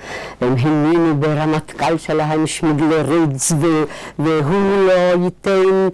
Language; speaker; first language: Hebrew; non-native, fluent; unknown